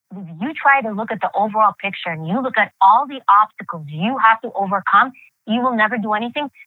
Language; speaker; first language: English; early bilingual, other home language; Greek